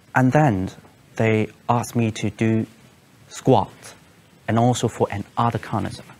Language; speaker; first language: English; non-native, local second language; Cantonese